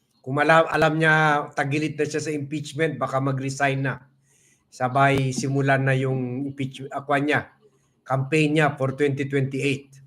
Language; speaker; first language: Filipino; non-native, local second language; Cebuano